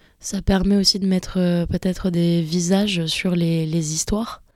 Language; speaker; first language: French; native; French